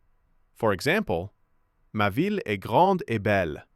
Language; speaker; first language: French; non-native, fluent; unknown